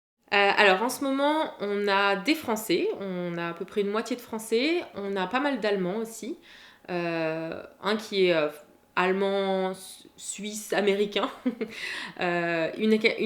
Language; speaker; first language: French; native; French